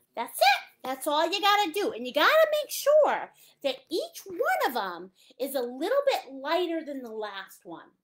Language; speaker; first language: English; native; English